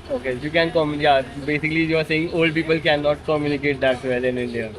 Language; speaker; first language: English; non-native, fluent; Hindi